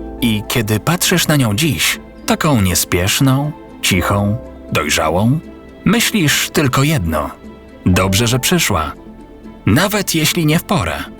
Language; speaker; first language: Polish; native; Polish